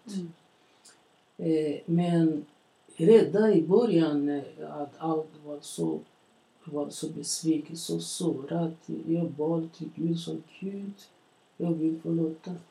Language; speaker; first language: Swedish; non-native, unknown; Portuguese